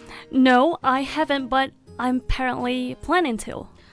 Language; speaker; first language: English; non-native, fluent; Chinese